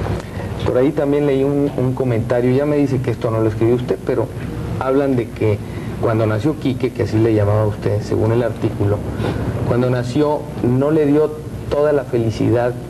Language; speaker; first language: Spanish; native; Spanish